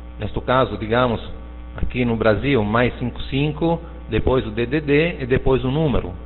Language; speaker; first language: Portuguese; non-native, fluent; Italian